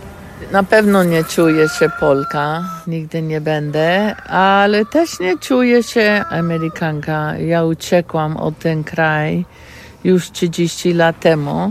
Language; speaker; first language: Polish; non-native, learner; English